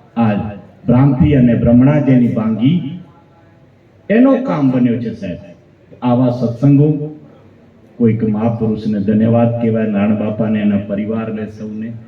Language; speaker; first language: Gujarati; non-native, local second language; Kachhi